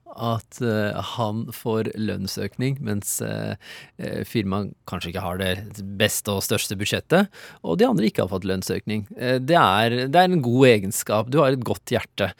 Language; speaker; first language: Norwegian; early bilingual, other home language; Urdu